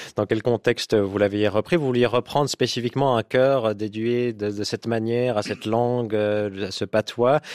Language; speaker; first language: French; native; French